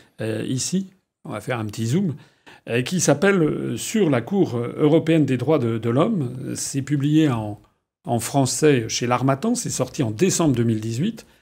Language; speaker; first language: French; native; French